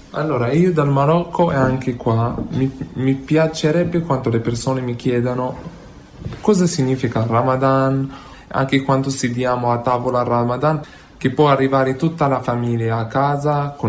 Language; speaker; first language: Italian; non-native, fluent; Arabic